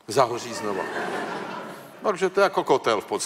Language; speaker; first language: Czech; native; Czech